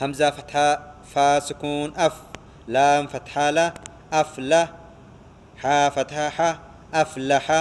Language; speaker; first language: Arabic; non-native, fluent; Oromo